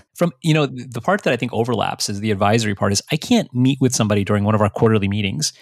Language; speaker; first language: English; early bilingual, other home language; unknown